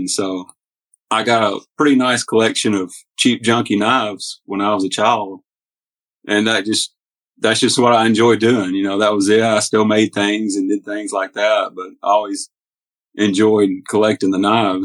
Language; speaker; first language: English; native; English